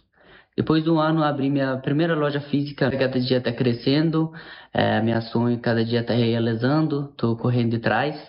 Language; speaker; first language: Portuguese; non-native, learner; Persian